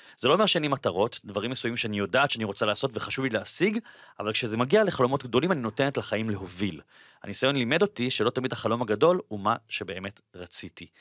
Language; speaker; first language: Hebrew; native; Hebrew